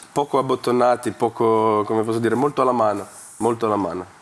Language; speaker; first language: Italian; native; Italian